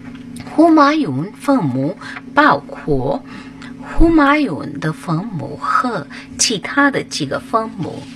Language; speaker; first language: Chinese; non-native, learner; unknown